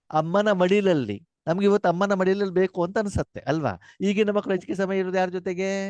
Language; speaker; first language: Kannada; non-native, local second language; Konkani